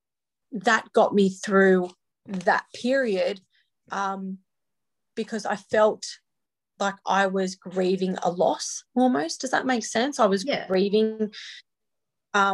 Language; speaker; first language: English; native; English